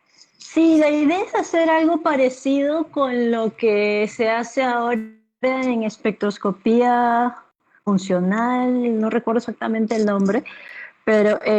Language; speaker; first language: Spanish; native; Spanish